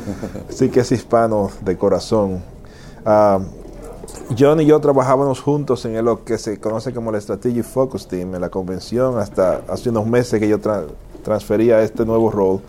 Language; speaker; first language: Spanish; native; Spanish